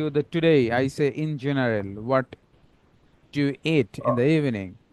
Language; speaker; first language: English; non-native, fluent; Bangla